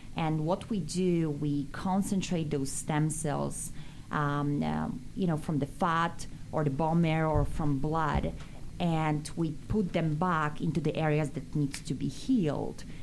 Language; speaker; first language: English; non-native, fluent; Polish